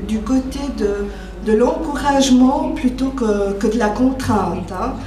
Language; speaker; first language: French; native; French